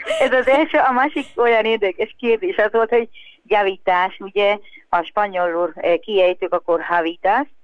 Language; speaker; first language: Hungarian; non-native, fluent; Spanish